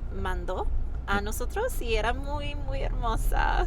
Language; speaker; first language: Spanish; early bilingual, other home language; English